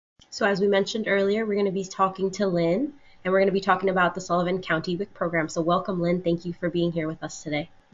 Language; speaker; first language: English; early bilingual, other home language; Spanish